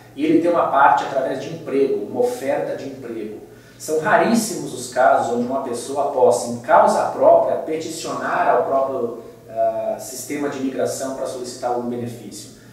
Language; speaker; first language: Portuguese; native; Portuguese